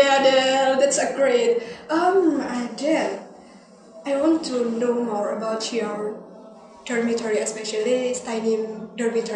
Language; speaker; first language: English; non-native, learner; Indonesian